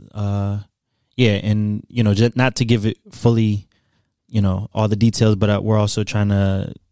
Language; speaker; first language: English; early bilingual, other home language; Haitian Creole